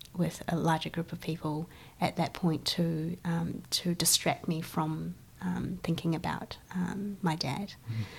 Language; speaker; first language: English; early bilingual, other home language; Chinese